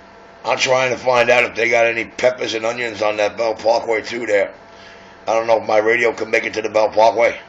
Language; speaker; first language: English; native; English